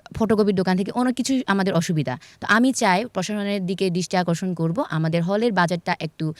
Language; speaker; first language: Bangla; non-native, local second language; Chakma